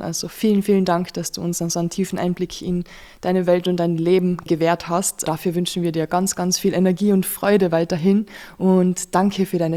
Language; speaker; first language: German; native; German